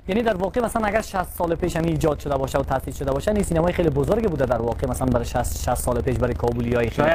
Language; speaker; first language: Persian; native; Persian